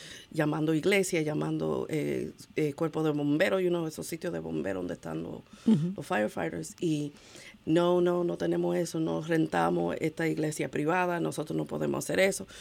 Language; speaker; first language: Spanish; early bilingual, heritage; Spanish